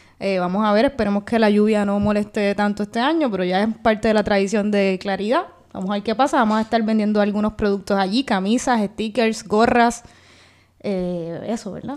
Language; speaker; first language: Spanish; native; Spanish